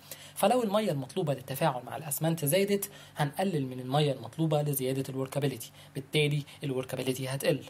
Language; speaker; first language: Arabic; native; Arabic